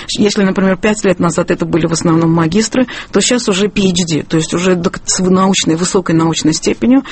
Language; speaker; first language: Russian; non-native, local second language; Azerbaijani